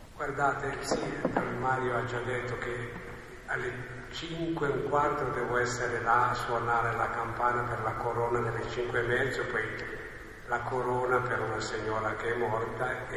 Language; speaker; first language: Italian; native; Italian